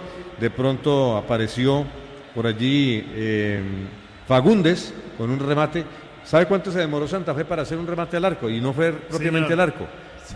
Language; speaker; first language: Spanish; native; Spanish